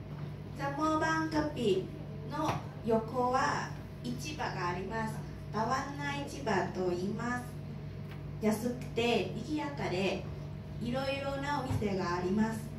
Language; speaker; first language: Japanese; non-native, learner; Thai